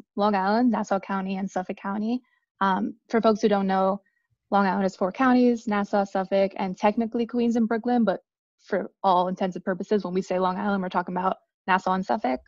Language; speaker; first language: English; native; English